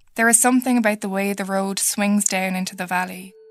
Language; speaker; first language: English; native; English